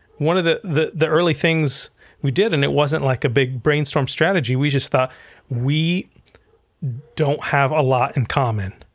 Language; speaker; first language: English; early bilingual, other home language; Arabic